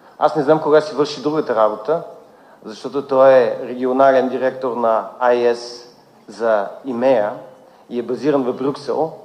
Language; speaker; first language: Bulgarian; native; Bulgarian